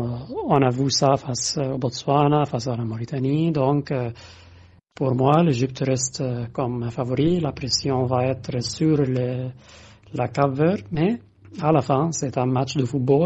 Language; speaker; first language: French; non-native, fluent; Arabic